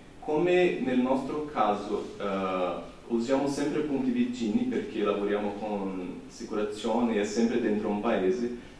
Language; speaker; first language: Italian; non-native, fluent; Portuguese